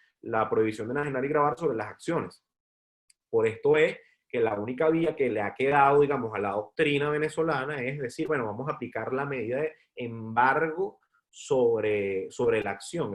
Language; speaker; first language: Spanish; native; Spanish